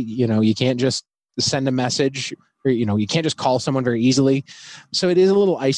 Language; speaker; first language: English; native; English